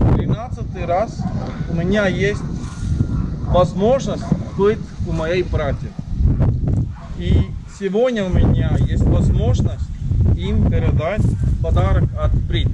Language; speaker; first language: Russian; non-native, learner; Estonian